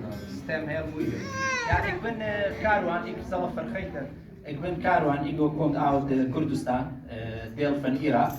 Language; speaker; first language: Dutch; non-native, learner; Kurdish